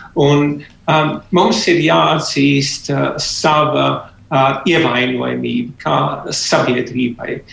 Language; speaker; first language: Latvian; early bilingual, heritage; Latvian